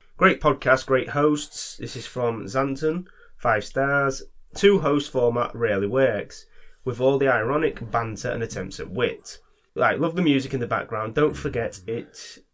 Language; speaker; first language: English; native; English